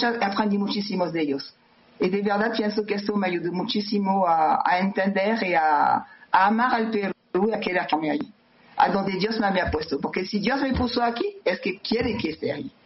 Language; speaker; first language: Spanish; non-native, fluent; French